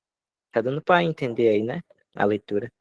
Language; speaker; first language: Portuguese; native; Portuguese